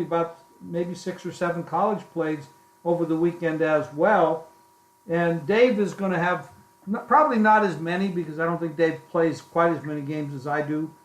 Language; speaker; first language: English; native; English